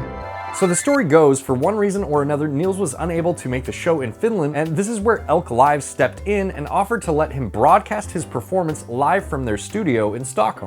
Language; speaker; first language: English; native; English